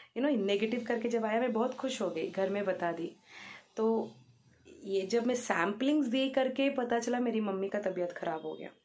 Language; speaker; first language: Hindi; non-native, local second language; Telugu